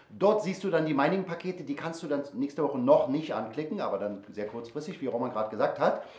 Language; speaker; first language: German; native; German